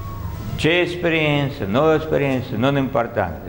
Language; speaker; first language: Italian; non-native, learner; Russian